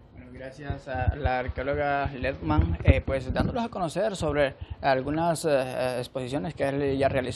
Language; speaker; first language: Spanish; native; Spanish